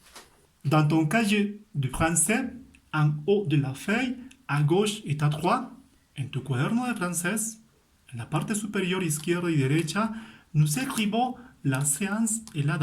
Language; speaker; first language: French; non-native, fluent; Spanish